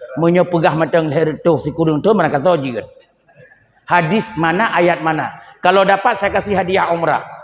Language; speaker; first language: Malay; non-native, local second language; Achinese